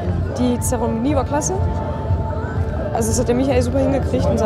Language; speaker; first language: German; native; German